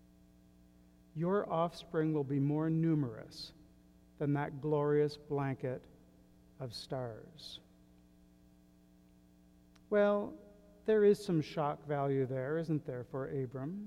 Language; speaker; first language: English; native; English